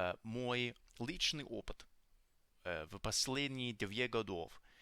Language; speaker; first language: Russian; non-native, learner; English